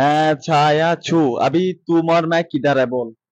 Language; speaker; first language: Hindi; non-native, learner; Bangla